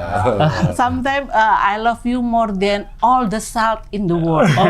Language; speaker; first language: English; non-native, learner; Indonesian